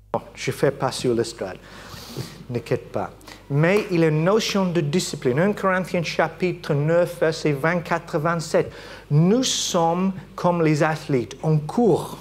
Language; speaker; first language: French; non-native, fluent; English